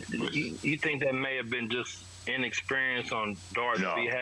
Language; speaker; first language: English; native; English